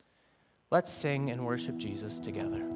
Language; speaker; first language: English; native; English